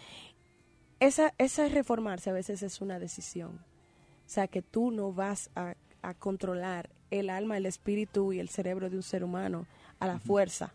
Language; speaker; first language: Spanish; native; Spanish